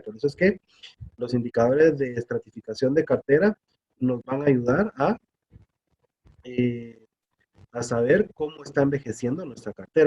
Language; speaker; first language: Spanish; native; Spanish